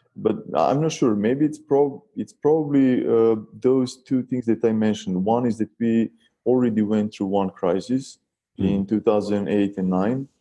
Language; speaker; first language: English; non-native, fluent; Serbian